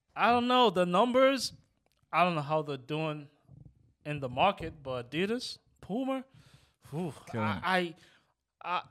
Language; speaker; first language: English; non-native, local second language; Yoruba